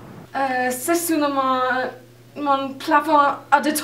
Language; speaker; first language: French; non-native, learner; English